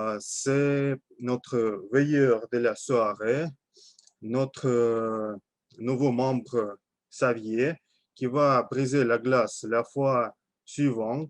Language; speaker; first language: French; non-native, learner; Russian